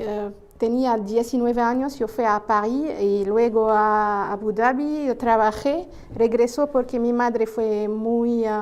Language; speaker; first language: Spanish; non-native, fluent; Arabic